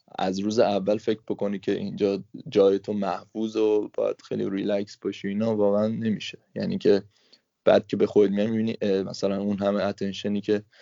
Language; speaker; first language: Persian; native; Persian